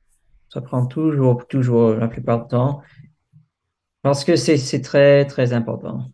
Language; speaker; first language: French; non-native, fluent; English